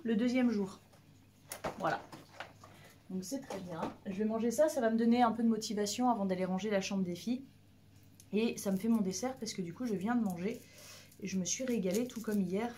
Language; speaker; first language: French; native; French